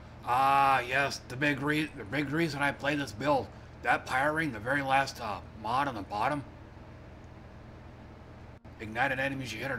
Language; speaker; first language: English; native; English